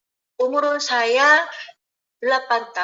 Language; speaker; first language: Indonesian; non-native, learner; Korean